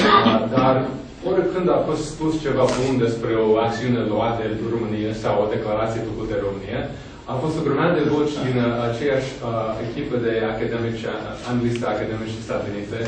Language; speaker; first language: Romanian; non-native, fluent; English